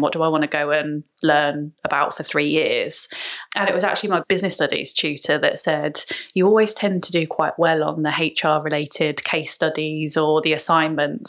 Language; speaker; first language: English; native; English